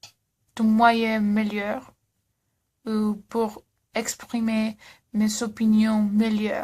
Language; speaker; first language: French; non-native, learner; Spanish